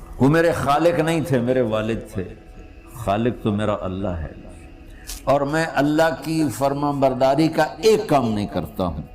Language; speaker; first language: Urdu; non-native, local second language; Punjabi